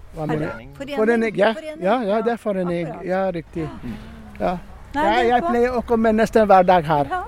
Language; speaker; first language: Norwegian; non-native, learner; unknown